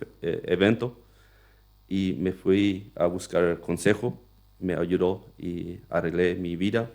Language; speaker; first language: Spanish; non-native, local second language; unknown